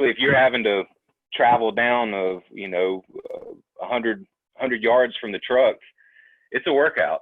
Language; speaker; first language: English; native; English